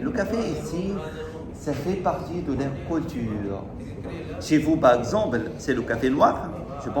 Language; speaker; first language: French; non-native, fluent; Arabic